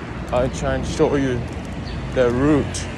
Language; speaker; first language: English; non-native, learner; Japanese